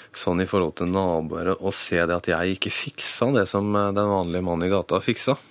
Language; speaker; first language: Norwegian; native; Norwegian